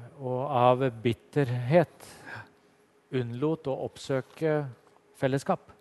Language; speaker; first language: Norwegian; native; Norwegian